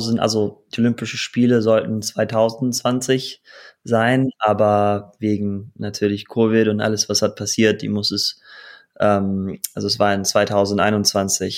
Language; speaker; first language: German; early bilingual, heritage; German